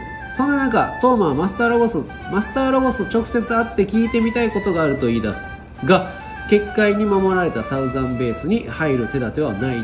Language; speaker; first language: Japanese; native; Japanese